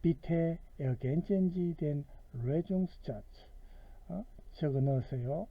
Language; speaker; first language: German; non-native, fluent; Korean